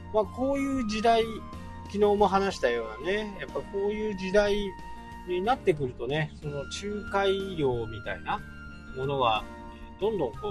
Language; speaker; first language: Japanese; native; Japanese